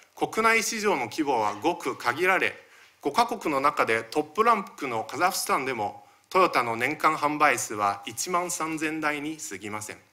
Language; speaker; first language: Japanese; early bilingual, other home language; Chinese